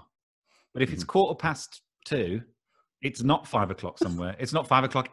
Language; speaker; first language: English; native; English